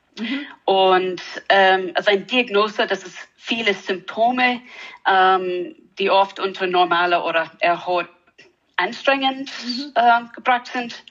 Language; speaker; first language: German; non-native, learner; English